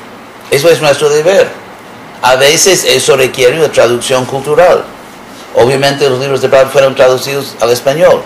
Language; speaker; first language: Spanish; non-native, fluent; English